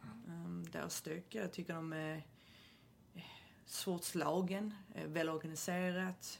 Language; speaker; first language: Swedish; non-native, fluent; English